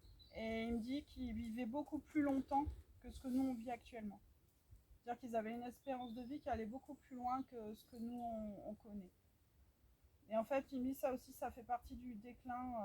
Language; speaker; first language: French; native; French